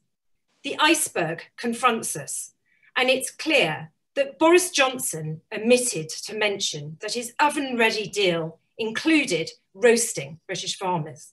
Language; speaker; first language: English; native; English